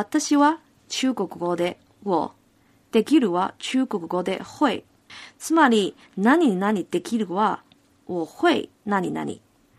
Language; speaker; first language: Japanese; non-native, fluent; Cantonese